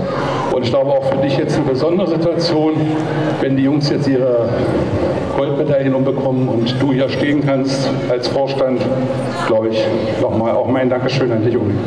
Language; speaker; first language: German; native; German